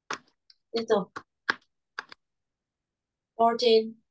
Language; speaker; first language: Vietnamese; native; Vietnamese